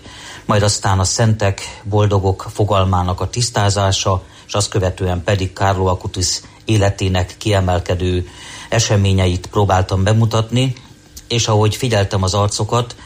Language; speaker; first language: Hungarian; native; Hungarian